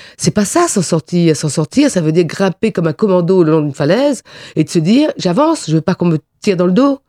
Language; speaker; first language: French; non-native, local second language; Réunion Creole French